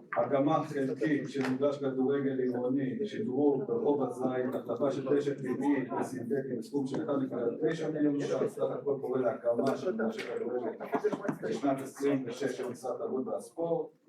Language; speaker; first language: Hebrew; native; Hebrew